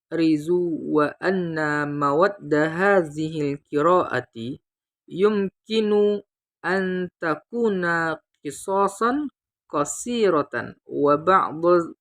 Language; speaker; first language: Arabic; non-native, learner; Indonesian